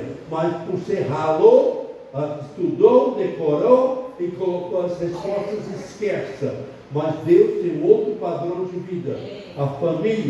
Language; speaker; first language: Portuguese; non-native, fluent; English